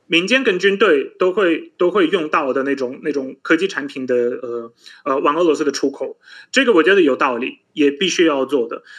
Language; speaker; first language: Chinese; non-native, fluent; Polish